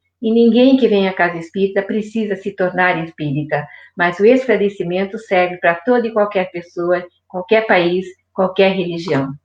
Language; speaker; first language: Portuguese; native; Portuguese